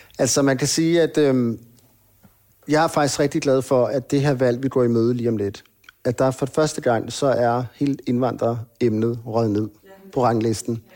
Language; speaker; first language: Danish; native; Danish